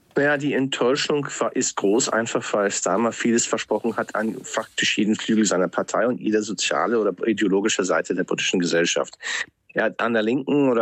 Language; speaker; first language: German; non-native, fluent; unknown